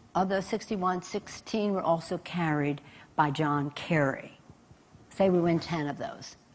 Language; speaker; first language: English; native; English